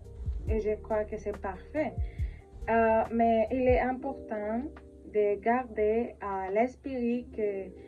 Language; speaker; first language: French; non-native, learner; Spanish